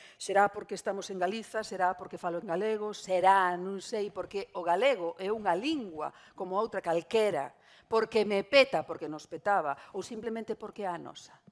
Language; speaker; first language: Galician; non-native, local second language; Spanish